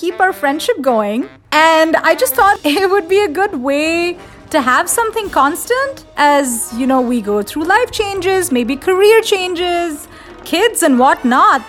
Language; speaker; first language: English; non-native, local second language; Hindi